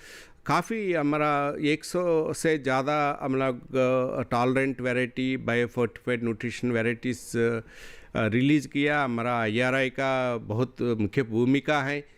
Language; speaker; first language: Hindi; non-native, local second language; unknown